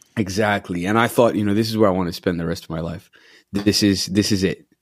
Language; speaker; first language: English; non-native, local second language; Ganda